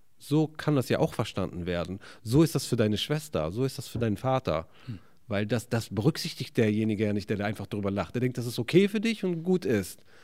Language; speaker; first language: German; early bilingual, other home language; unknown